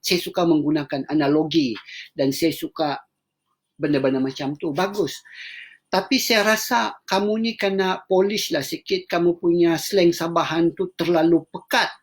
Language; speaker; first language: Malay; native; Malay